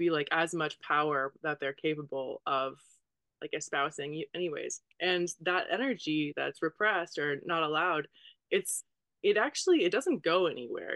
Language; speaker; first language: English; native; English